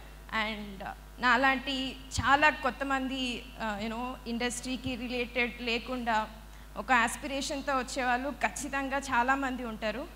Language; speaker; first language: Telugu; native; Telugu